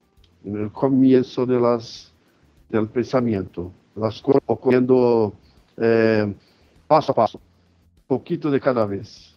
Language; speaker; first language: Portuguese; non-native, fluent; Spanish